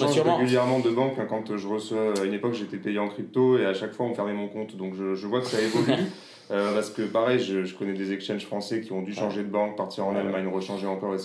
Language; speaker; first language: French; native; French